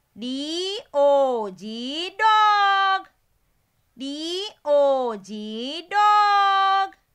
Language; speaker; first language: Hindi; non-native, local second language; Gujarati